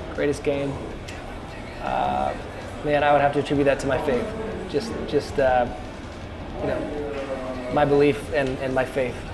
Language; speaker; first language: English; native; English